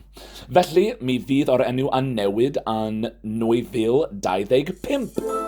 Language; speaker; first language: Welsh; non-native, fluent; English